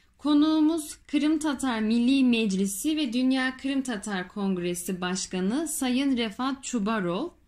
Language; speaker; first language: Turkish; native; Turkish